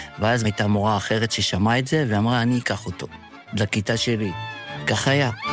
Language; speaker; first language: Hebrew; early bilingual, other home language; Yiddish